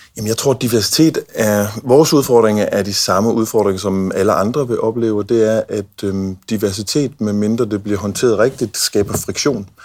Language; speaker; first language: Danish; native; Danish